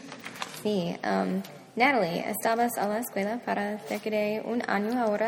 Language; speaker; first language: Spanish; non-native, learner; English